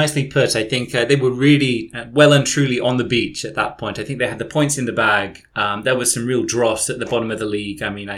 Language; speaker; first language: English; native; English